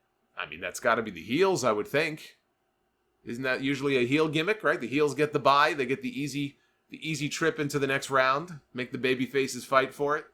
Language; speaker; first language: English; native; English